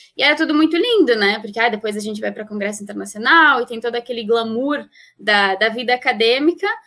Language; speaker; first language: Portuguese; non-native, fluent; Spanish